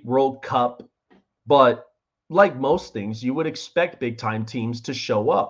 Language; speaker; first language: English; native; English